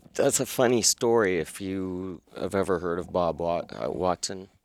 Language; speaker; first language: English; native; English